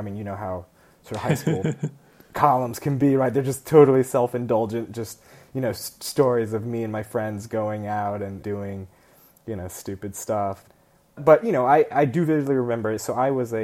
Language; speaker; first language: English; early bilingual, other home language; Chinese